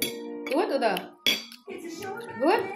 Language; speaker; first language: German; non-native, learner; Filipino